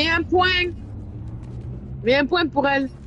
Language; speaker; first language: French; native; French